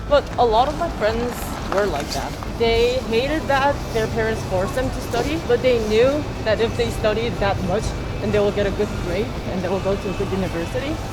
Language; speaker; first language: English; non-native, fluent; Korean